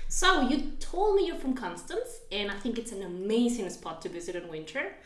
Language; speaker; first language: English; non-native, fluent; Spanish